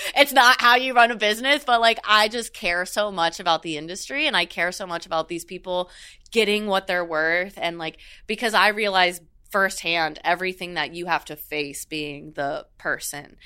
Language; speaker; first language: English; native; English